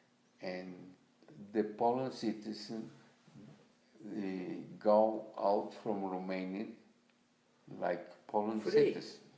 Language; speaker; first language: English; non-native, learner; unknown